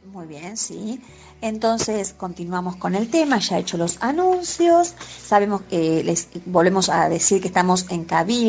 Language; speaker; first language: Spanish; native; Spanish